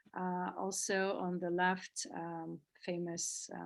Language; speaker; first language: English; non-native, fluent; Georgian